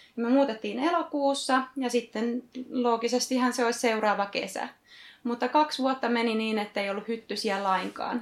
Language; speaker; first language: Finnish; early bilingual, other home language; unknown